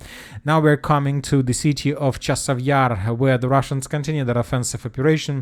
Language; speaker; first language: English; non-native, fluent; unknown